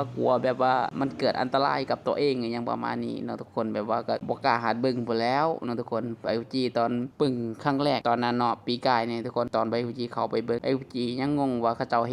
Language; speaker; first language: Thai; non-native, local second language; Northeastern Thai